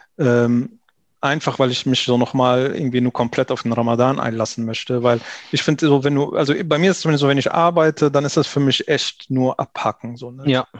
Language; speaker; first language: German; early bilingual, other home language; Arabic